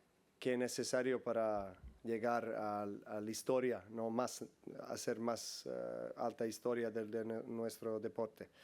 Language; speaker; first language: Spanish; non-native, learner; Serbian